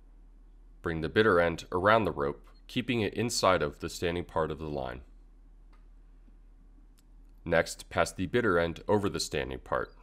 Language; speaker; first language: English; native; English